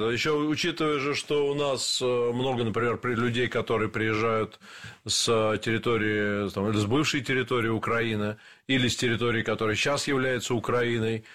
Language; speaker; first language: Russian; native; Russian